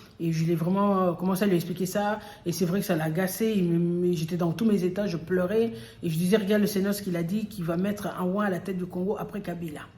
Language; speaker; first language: French; early bilingual, other home language; Lingala